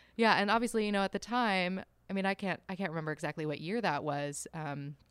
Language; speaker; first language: English; native; English